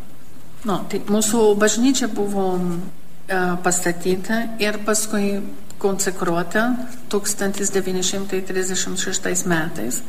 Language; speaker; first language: Lithuanian; early bilingual, heritage; Lithuanian